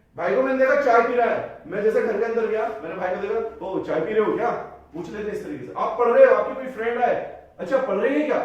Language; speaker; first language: Hindi; native; Hindi